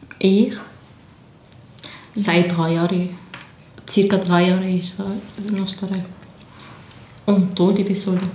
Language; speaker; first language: German; non-native, learner; Arabic